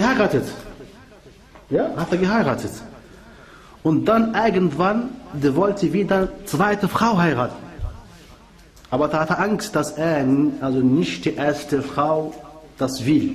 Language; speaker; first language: German; non-native, fluent; Arabic